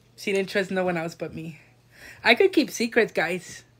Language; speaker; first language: English; native; English